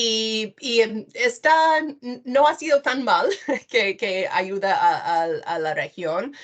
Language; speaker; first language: Spanish; non-native, fluent; English